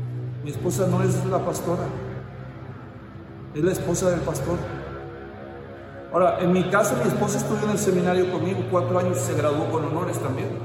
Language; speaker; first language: Spanish; native; Spanish